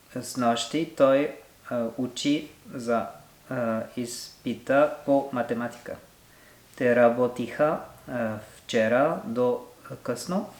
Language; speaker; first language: Bulgarian; non-native, learner; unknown